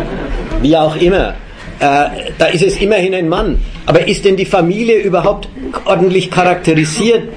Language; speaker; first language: German; native; German